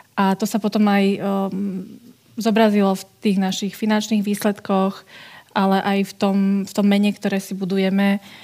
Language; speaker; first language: Slovak; early bilingual, other home language; Vietnamese